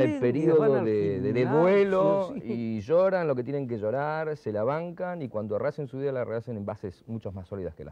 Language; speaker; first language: Spanish; native; Spanish